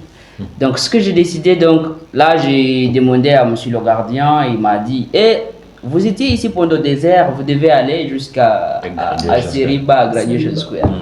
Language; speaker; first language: French; non-native, fluent; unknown